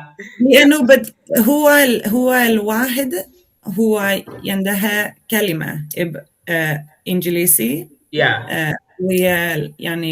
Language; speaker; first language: Arabic; non-native, learner; Swedish